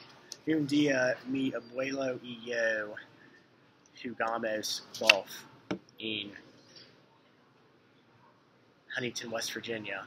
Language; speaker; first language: Spanish; non-native, learner; English